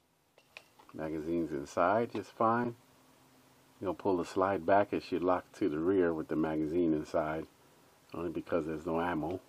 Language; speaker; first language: English; native; English